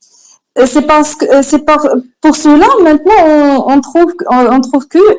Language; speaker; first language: French; non-native, learner; Arabic